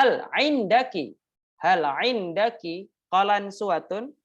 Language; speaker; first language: Arabic; non-native, fluent; Indonesian